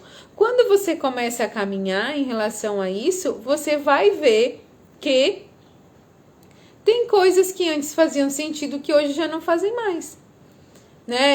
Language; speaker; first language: Portuguese; native; Portuguese